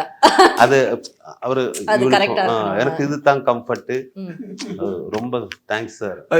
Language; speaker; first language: Tamil; non-native, learner; Malayalam